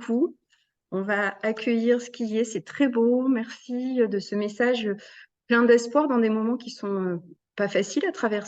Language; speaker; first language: French; native; French